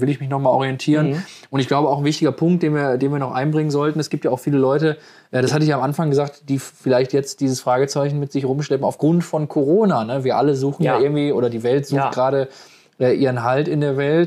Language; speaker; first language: German; native; German